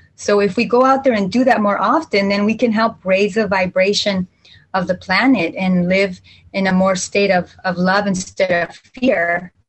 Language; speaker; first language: English; early bilingual, other home language; Spanish